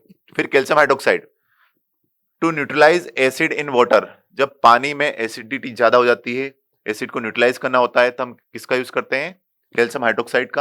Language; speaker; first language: Hindi; native; Hindi